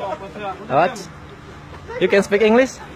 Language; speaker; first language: English; non-native, learner; Indonesian